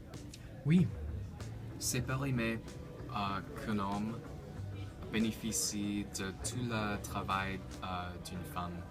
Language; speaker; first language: French; non-native, learner; English